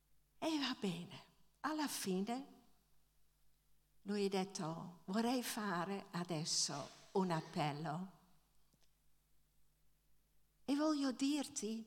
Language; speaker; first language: Italian; non-native, fluent; Dutch